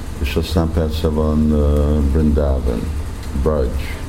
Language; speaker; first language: Hungarian; early bilingual, heritage; Hungarian